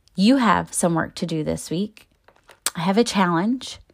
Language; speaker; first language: English; native; English